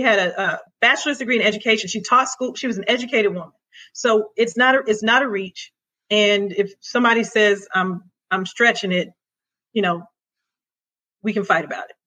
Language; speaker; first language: English; native; English